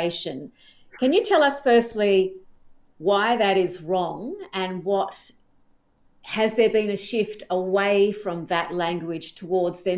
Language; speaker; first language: English; native; English